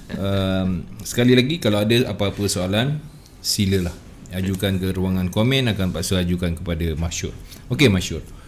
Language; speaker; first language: Malay; native; Malay